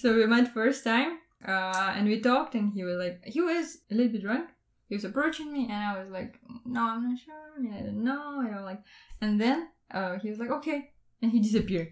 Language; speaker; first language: English; non-native, fluent; Russian